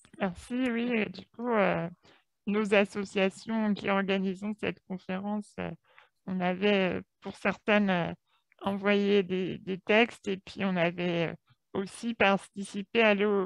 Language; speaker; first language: French; native; French